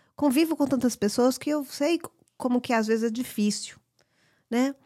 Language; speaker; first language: Portuguese; early bilingual, heritage; English